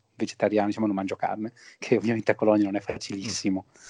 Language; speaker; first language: Italian; native; Italian